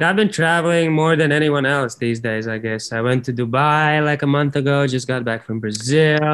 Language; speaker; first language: English; non-native, fluent; Latvian